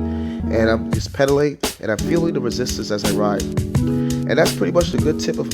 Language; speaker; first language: English; native; English